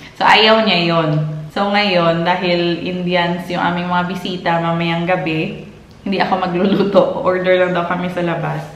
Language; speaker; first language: Filipino; non-native, local second language; Hiligaynon